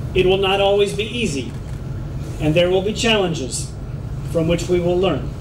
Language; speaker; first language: English; native; English